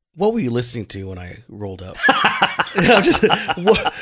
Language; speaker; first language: English; native; English